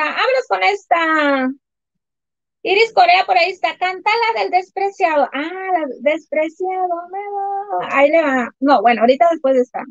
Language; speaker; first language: Spanish; native; Spanish